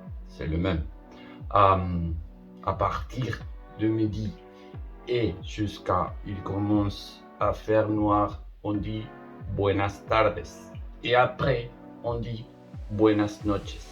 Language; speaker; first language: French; non-native, learner; Spanish